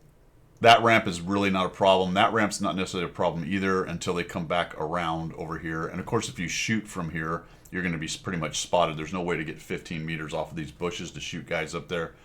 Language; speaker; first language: English; native; English